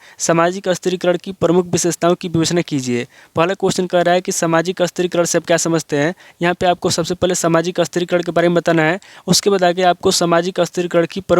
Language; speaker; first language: Hindi; native; Hindi